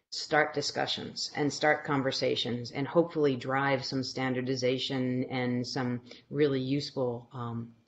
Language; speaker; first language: English; native; English